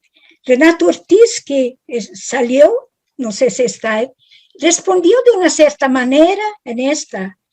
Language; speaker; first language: Spanish; non-native, fluent; Italian